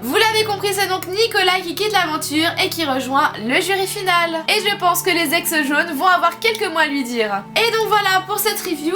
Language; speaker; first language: French; native; French